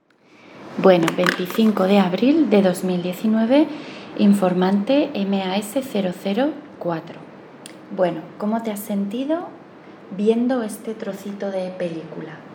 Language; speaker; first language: Spanish; native; Spanish